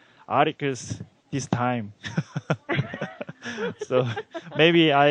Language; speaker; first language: English; non-native, learner; Korean